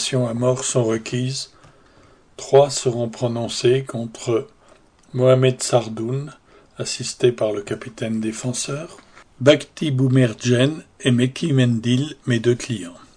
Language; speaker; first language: French; native; French